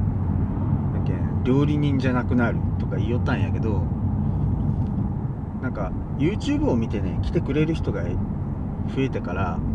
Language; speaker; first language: Japanese; native; Japanese